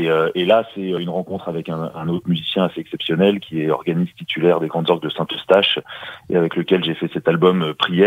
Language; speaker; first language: French; native; French